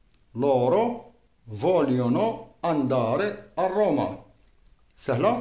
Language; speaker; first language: Italian; non-native, fluent; Arabic